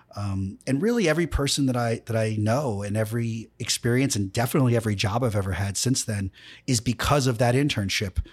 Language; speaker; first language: English; native; English